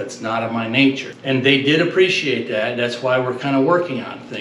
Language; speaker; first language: English; native; English